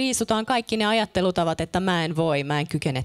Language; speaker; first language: Finnish; native; Finnish